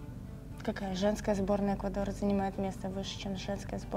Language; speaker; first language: Russian; native; Russian